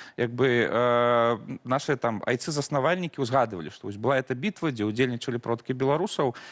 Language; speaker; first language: Belarusian; native; Belarusian